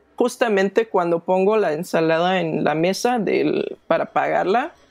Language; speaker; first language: Spanish; non-native, fluent; Danish